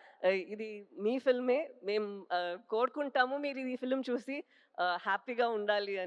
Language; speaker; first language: Telugu; non-native, fluent; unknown